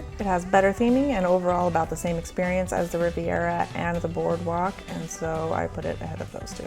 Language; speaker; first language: English; native; English